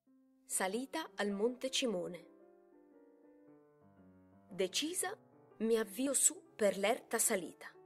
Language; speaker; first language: Italian; native; Italian